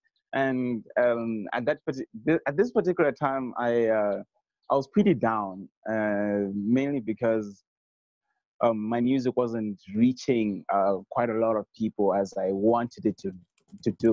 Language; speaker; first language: English; non-native, local second language; Nyanja